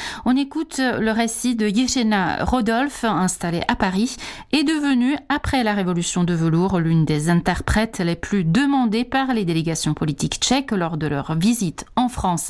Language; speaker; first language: French; non-native, fluent; Czech